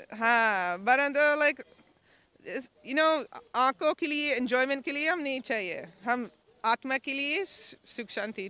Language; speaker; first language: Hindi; non-native, learner; English